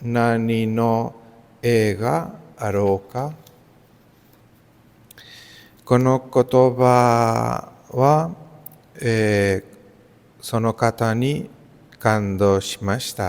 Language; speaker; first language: Japanese; non-native, learner; Spanish